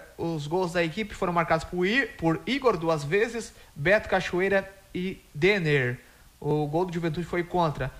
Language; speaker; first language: Portuguese; native; Portuguese